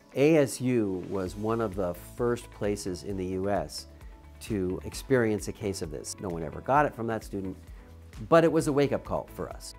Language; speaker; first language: English; native; English